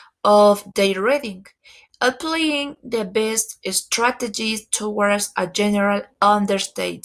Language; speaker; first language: English; non-native, learner; Spanish